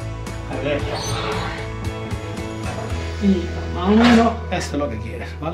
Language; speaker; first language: Spanish; non-native, fluent; Italian